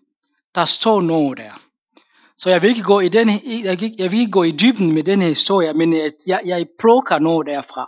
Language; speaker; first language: Danish; non-native, fluent; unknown